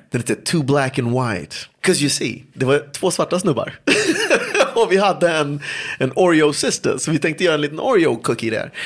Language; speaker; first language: Swedish; early bilingual, other home language; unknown